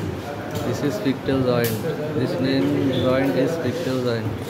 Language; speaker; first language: English; non-native, learner; Bangla